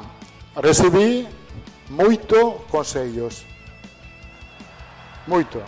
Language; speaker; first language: Portuguese; non-native, fluent; Italian